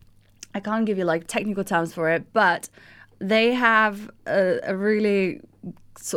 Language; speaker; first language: English; non-native, fluent; Russian